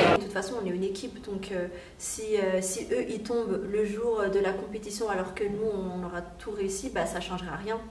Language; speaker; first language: French; native; French